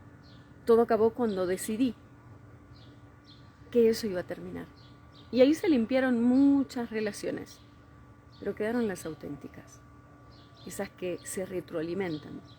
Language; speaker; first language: Spanish; native; Spanish